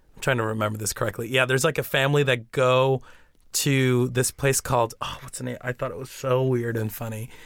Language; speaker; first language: English; early bilingual, other home language; Spanish